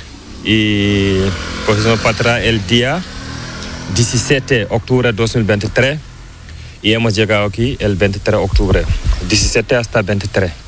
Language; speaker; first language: Spanish; non-native, learner; Fula